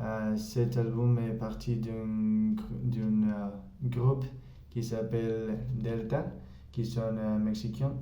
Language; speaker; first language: French; non-native, learner; Spanish